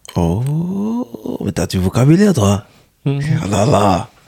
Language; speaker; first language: French; non-native, local second language; Haitian Creole